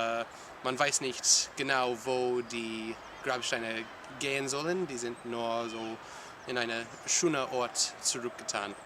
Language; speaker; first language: German; non-native, learner; English